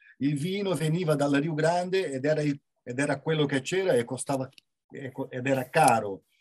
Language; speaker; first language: Italian; non-native, fluent; Portuguese